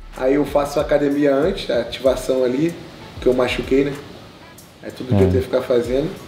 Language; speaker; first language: Portuguese; native; Portuguese